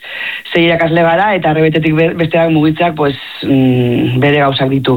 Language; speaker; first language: Basque; native; Basque